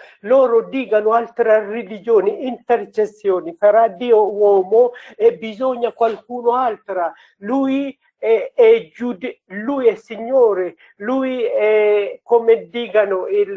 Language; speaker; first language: Italian; non-native, learner; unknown